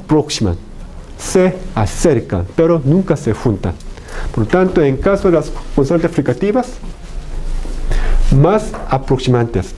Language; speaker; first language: Spanish; non-native, fluent; Korean